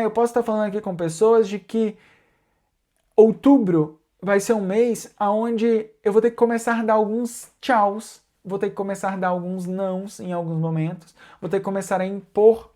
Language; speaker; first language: Portuguese; native; Portuguese